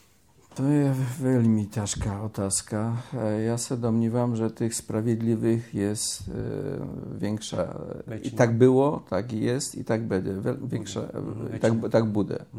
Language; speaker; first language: Slovak; non-native, learner; Polish